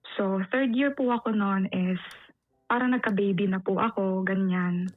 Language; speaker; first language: Filipino; native; Filipino